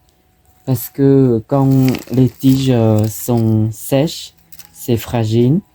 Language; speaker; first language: French; non-native, fluent; Thai